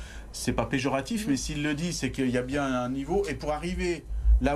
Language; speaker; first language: French; native; French